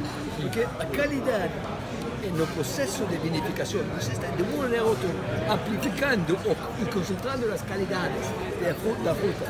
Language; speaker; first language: Portuguese; non-native, fluent; Spanish